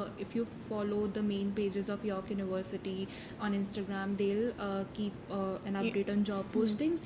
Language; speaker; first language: English; non-native, local second language; Punjabi